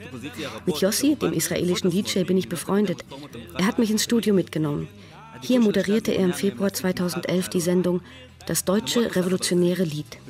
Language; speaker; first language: German; native; German